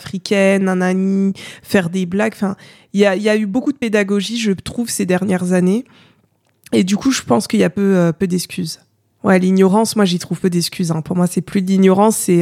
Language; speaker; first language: French; native; French